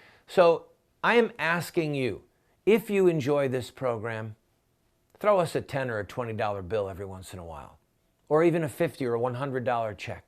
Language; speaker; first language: English; native; English